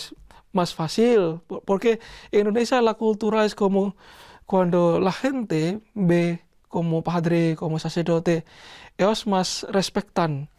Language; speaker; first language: Spanish; non-native, learner; Indonesian